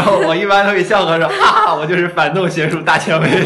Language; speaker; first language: Chinese; native; Chinese